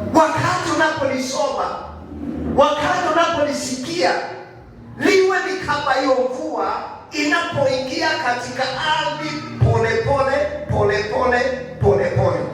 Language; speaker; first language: Swahili; non-native, local second language; Kikuyu